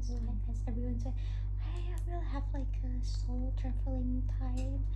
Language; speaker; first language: English; non-native, local second language; Indonesian